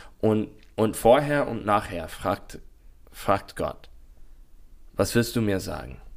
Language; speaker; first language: German; non-native, learner; English